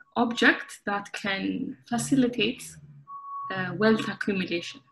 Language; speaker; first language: English; non-native, local second language; Amharic